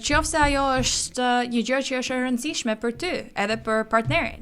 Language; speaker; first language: Albanian; early bilingual, heritage; Albanian